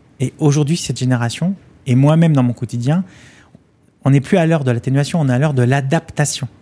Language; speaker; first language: French; native; French